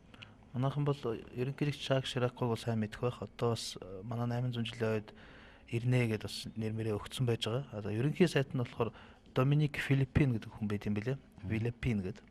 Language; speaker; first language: Mongolian; native; Mongolian